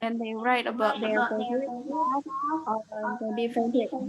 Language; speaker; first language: English; non-native, learner; Indonesian